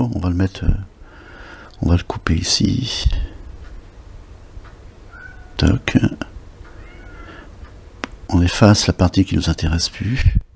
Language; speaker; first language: French; native; French